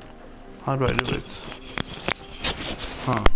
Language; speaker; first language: English; non-native, fluent; Swedish